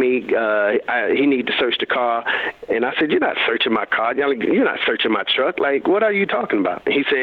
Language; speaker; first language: English; native; English